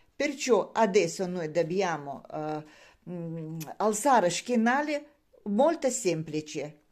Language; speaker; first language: Italian; non-native, learner; Russian